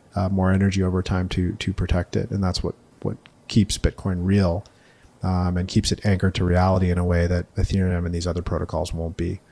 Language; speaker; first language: English; native; English